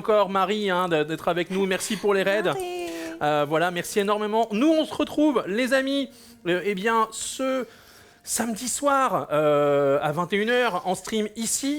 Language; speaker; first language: French; native; French